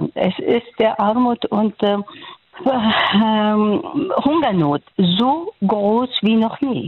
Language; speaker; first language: German; non-native, fluent; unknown